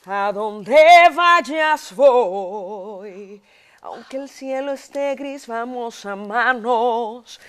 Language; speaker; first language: Spanish; native; Spanish